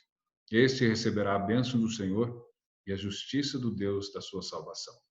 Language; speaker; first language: Portuguese; native; Portuguese